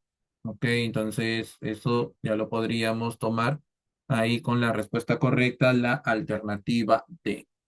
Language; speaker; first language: Spanish; native; Spanish